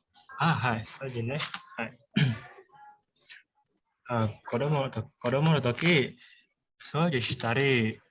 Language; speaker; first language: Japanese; non-native, learner; Indonesian